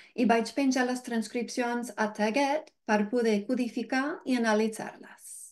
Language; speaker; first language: Catalan; non-native, fluent; English